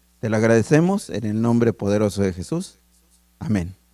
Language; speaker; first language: Spanish; native; Spanish